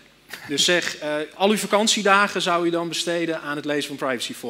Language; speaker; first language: Dutch; native; Dutch